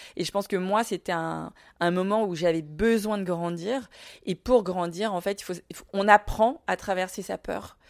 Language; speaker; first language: French; early bilingual, other home language; Vietnamese